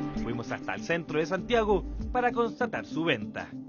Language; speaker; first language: Spanish; native; Spanish